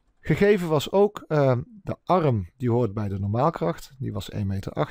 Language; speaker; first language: Dutch; native; Dutch